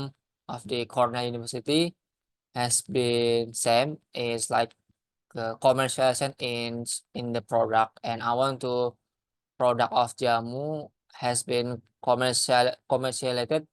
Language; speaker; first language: English; non-native, learner; Indonesian